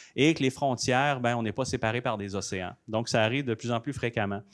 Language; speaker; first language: French; native; French